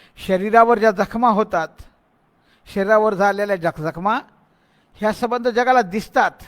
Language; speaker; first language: Marathi; non-native, local second language; Hindi